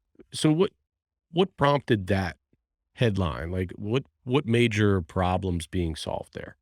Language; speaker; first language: English; native; English